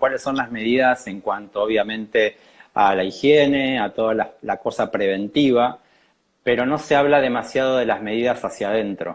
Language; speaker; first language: Spanish; native; Spanish